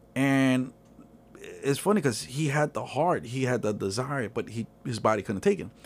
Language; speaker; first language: English; early bilingual, other home language; Spanish